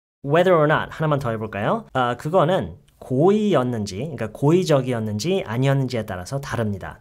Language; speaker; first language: Korean; native; Korean